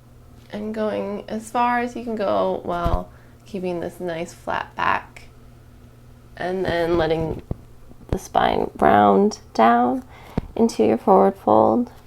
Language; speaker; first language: English; native; English